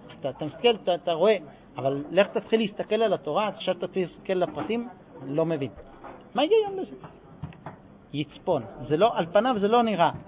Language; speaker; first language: Hebrew; non-native, fluent; English